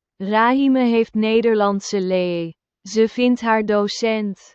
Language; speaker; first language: Dutch; non-native, fluent; Turkish